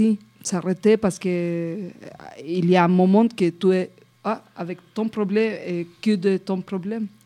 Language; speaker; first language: French; non-native, fluent; Spanish